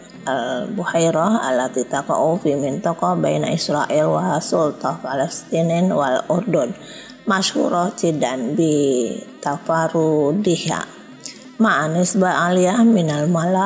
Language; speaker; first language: Arabic; non-native, fluent; Indonesian